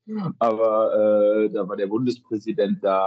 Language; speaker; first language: German; native; German